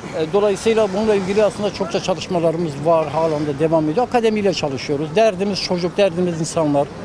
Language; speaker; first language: Turkish; native; Turkish